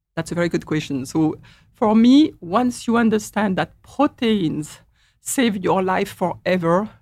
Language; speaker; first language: English; non-native, fluent; French